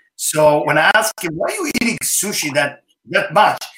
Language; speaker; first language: English; non-native, fluent; Hebrew